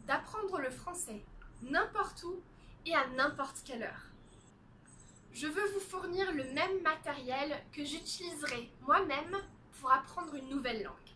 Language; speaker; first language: French; native; French